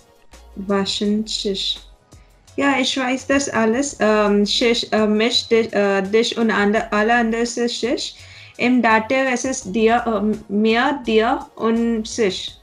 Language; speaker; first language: German; non-native, learner; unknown